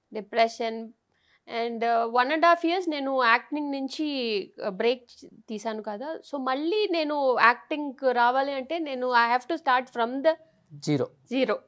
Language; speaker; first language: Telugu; non-native, learner; Tamil